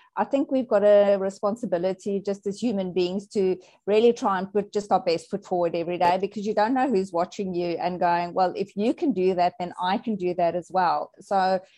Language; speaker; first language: English; native; English